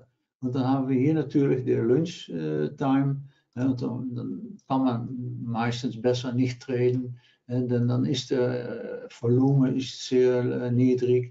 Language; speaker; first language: German; non-native, learner; Dutch